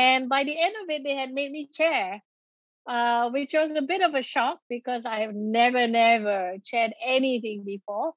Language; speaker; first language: English; non-native, local second language; Malay